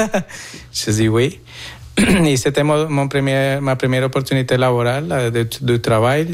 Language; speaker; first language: French; non-native, fluent; Spanish